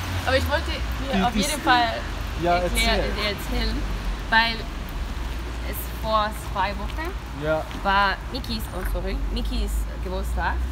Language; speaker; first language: German; non-native, learner; Spanish